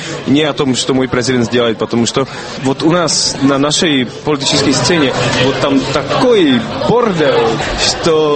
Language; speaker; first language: Russian; non-native, learner; Czech